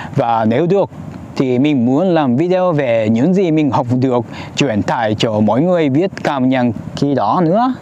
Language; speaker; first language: Vietnamese; non-native, fluent; Japanese